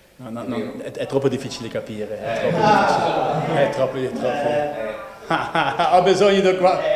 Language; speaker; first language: Italian; non-native, learner; Dutch